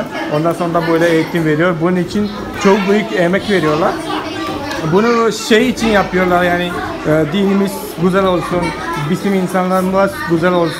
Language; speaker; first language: Turkish; non-native, fluent; Malayalam